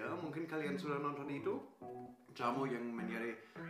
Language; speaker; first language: Indonesian; non-native, fluent; German